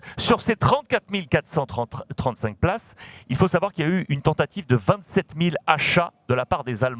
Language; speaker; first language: French; native; French